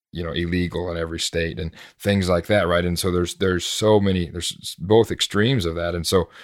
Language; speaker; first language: English; native; English